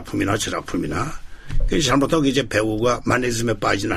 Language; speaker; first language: Korean; native; Korean